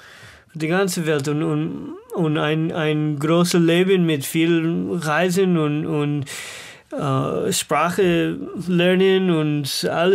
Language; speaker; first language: German; non-native, learner; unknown